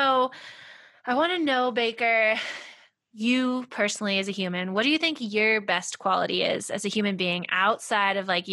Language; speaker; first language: English; native; English